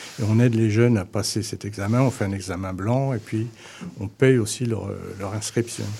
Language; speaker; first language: French; native; French